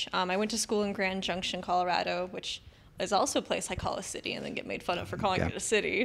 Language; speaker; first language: English; native; English